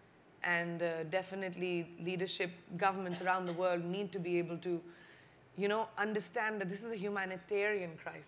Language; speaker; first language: English; non-native, local second language; Hindi